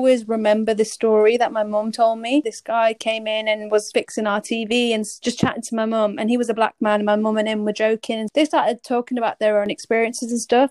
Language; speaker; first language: English; native; English